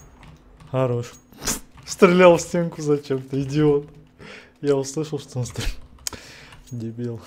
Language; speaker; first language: Russian; native; Russian